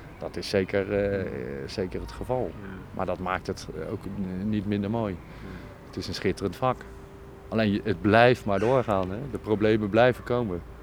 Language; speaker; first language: Dutch; native; Dutch